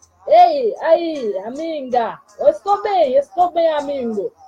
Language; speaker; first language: Portuguese; non-native, learner; Haitian Creole